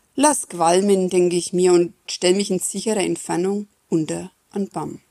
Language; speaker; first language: German; native; German